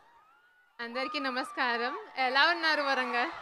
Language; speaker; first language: Telugu; non-native, learner; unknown